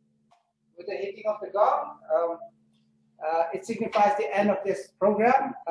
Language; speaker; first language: English; non-native, fluent; Indonesian